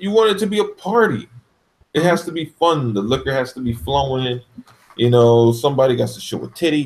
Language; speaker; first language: English; native; English